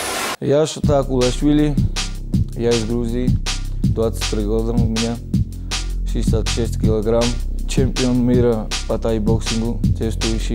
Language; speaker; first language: Russian; non-native, fluent; Georgian